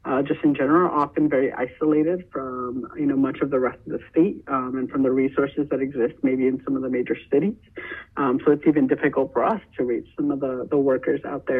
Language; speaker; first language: English; native; English